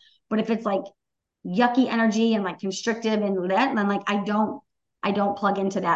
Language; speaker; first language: English; native; English